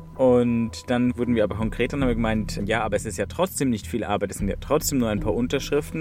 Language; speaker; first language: German; native; German